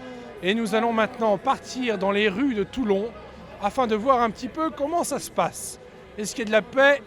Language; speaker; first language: French; native; French